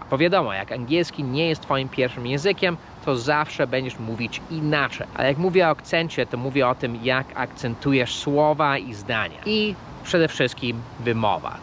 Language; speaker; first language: Polish; non-native, fluent; English